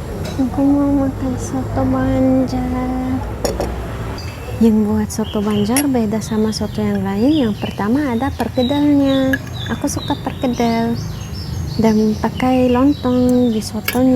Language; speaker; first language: Indonesian; non-native, fluent; Arabic